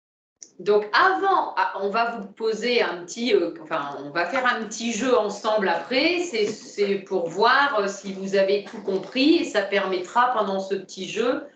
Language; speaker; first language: French; native; French